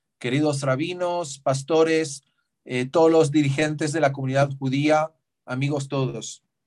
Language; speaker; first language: Spanish; non-native, fluent; Hebrew